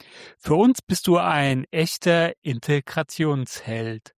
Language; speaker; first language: German; native; German